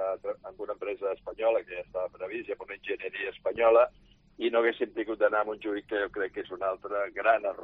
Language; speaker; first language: Catalan; native; Catalan